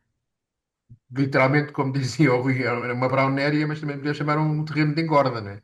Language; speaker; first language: Portuguese; native; Portuguese